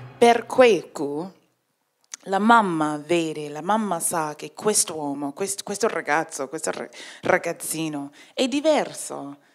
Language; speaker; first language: Italian; non-native, fluent; English